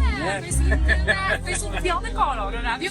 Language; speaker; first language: Polish; native; Polish